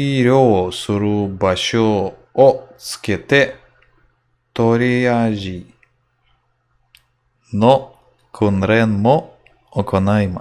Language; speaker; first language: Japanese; non-native, learner; English